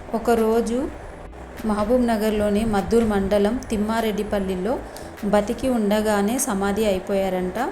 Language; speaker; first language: Telugu; non-native, local second language; Lambadi